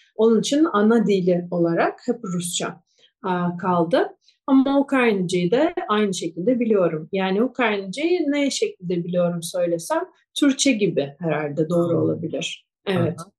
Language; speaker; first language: Turkish; non-native, fluent; Russian